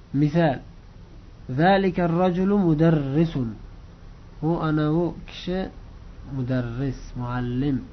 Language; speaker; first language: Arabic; non-native, fluent; Uzbek